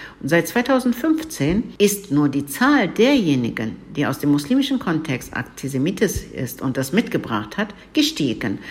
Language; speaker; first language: German; early bilingual, other home language; Turkish